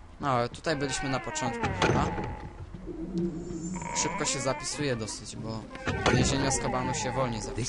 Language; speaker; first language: Polish; native; Polish